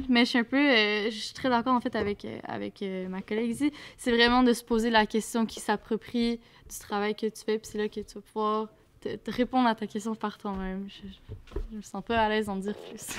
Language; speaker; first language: French; native; French